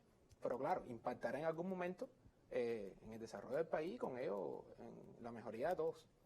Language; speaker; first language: Spanish; native; Spanish